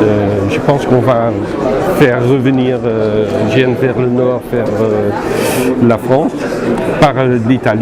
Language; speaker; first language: French; non-native, fluent; Dutch